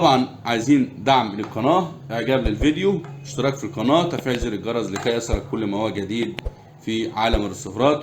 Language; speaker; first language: Arabic; native; Arabic